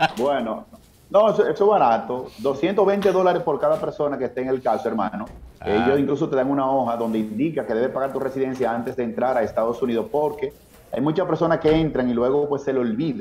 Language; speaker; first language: Spanish; native; Spanish